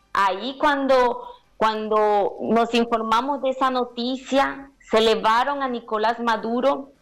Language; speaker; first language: Portuguese; non-native, learner; Spanish